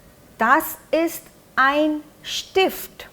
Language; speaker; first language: German; non-native, fluent; Hindi